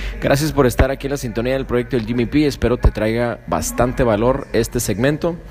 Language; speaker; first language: Spanish; early bilingual, heritage; Spanish